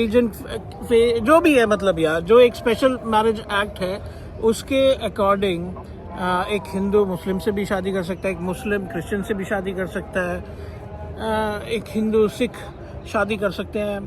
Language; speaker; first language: Hindi; non-native, local second language; Malayalam